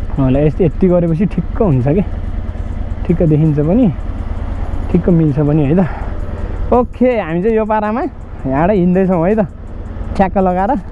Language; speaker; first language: Nepali; native; Nepali